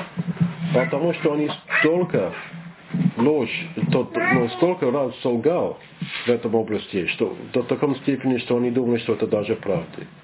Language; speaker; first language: Russian; non-native, learner; English